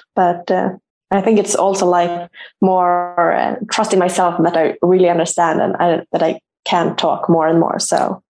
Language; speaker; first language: English; non-native, fluent; Swedish